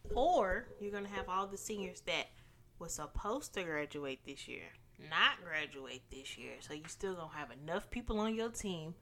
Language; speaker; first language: English; native; English